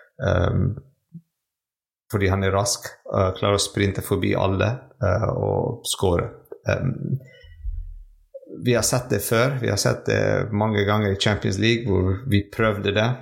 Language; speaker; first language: Norwegian; non-native, fluent; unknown